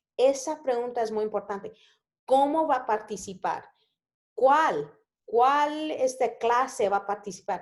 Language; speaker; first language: Spanish; early bilingual, heritage; Spanish